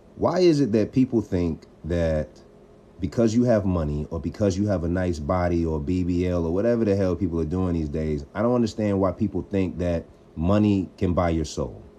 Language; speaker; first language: English; native; English